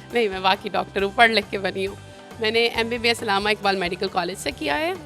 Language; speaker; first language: Urdu; native; Urdu